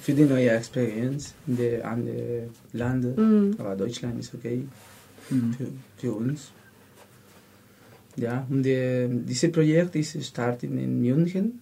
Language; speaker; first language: German; non-native, learner; Spanish